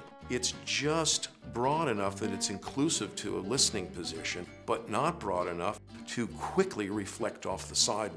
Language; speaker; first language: English; native; English